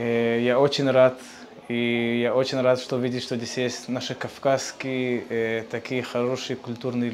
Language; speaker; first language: Russian; early bilingual, heritage; Russian